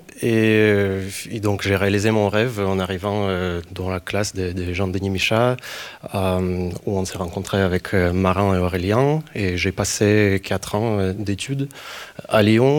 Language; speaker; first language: French; non-native, fluent; Ukrainian